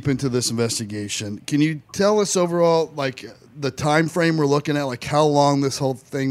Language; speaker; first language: English; native; English